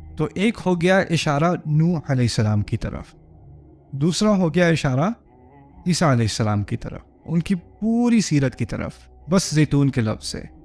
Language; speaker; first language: Urdu; early bilingual, heritage; Urdu